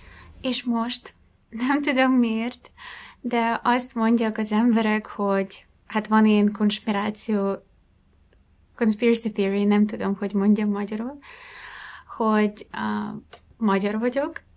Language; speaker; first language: Hungarian; non-native, fluent; Ukrainian